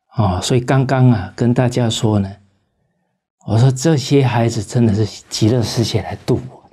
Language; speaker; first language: Chinese; native; Chinese